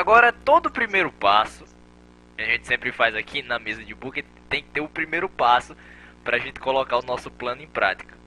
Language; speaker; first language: Portuguese; native; Portuguese